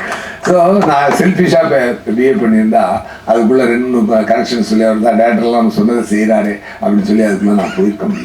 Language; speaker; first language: Tamil; native; Tamil